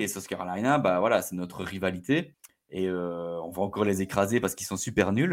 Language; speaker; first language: French; native; French